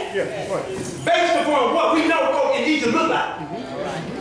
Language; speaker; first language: English; native; English